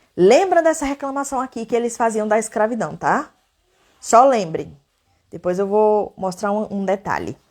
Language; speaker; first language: Portuguese; native; Portuguese